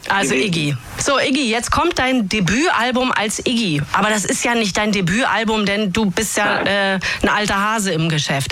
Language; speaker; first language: German; native; German